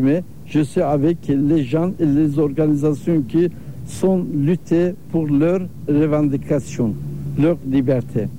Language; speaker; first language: French; non-native, learner; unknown